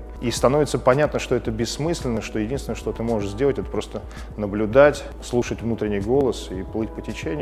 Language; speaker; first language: Russian; native; Russian